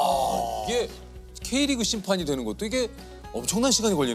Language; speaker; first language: Korean; native; Korean